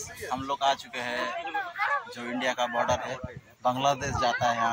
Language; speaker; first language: Hindi; non-native, local second language; Bangla